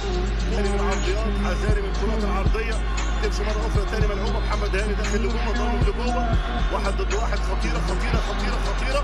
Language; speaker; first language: Arabic; native; Arabic